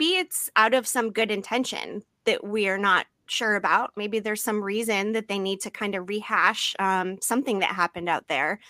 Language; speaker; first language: English; native; English